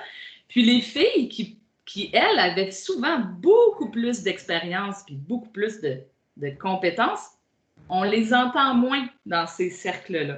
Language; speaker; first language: French; native; French